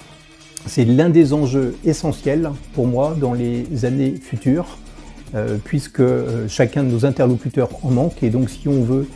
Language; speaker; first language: French; native; French